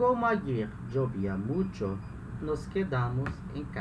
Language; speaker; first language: Spanish; non-native, fluent; Portuguese